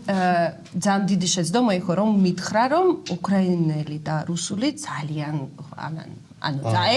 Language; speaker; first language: Georgian; non-native, fluent; Russian